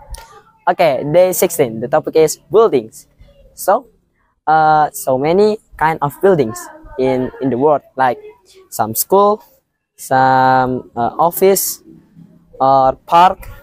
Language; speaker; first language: English; non-native, learner; Indonesian